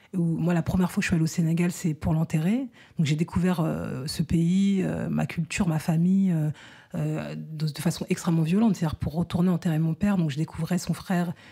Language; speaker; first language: French; native; French